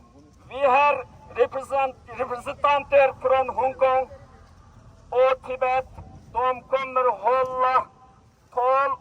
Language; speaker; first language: Swedish; non-native, learner; Uyghur